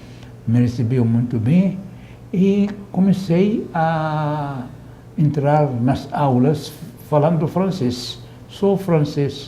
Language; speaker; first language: Portuguese; non-native, fluent; Arabic